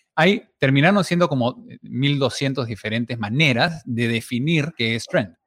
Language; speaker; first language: Spanish; early bilingual, heritage; Spanish